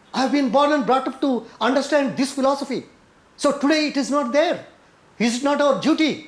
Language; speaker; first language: English; non-native, local second language; Telugu